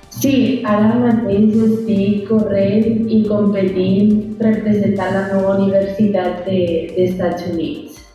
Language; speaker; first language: Catalan; native; Catalan